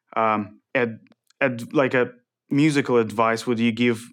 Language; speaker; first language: English; non-native, fluent; Ukrainian